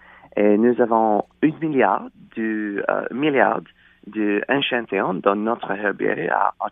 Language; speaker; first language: French; non-native, learner; English